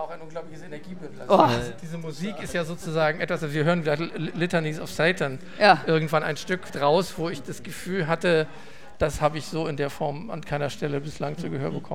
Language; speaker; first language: German; native; German